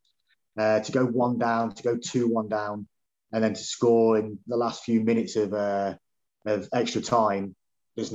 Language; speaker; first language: English; native; English